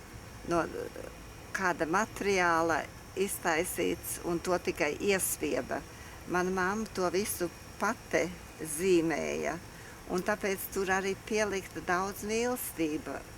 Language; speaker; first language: Latvian; early bilingual, heritage; Latvian